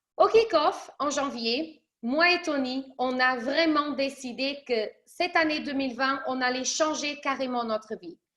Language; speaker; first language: French; early bilingual, other home language; Portuguese